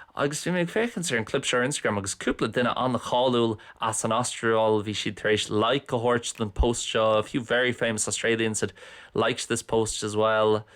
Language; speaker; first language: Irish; non-native, local second language; English